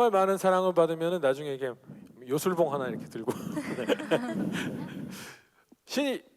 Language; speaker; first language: Korean; native; Korean